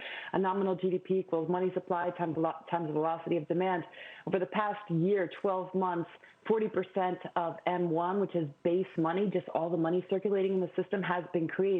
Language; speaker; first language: English; native; English